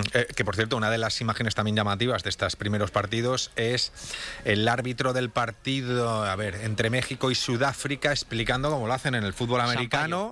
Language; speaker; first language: Spanish; native; Spanish